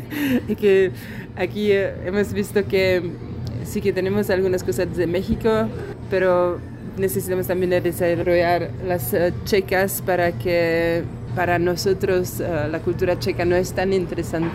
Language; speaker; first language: Spanish; non-native, fluent; Czech